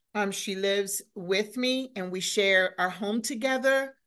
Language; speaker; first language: English; native; English